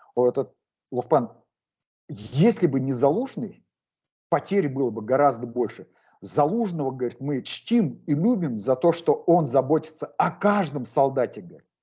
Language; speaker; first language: Russian; non-native, local second language; Kazakh